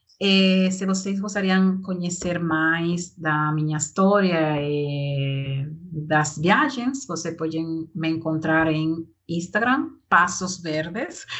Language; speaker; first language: Portuguese; non-native, learner; Spanish